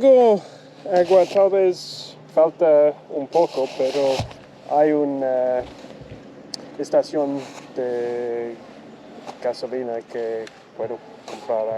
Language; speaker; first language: Spanish; non-native, learner; English